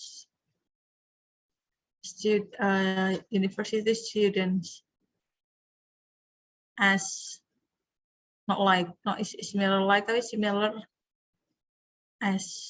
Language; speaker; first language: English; non-native, fluent; Indonesian